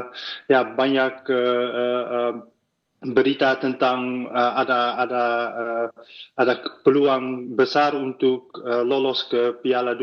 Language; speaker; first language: Indonesian; non-native, fluent; Dutch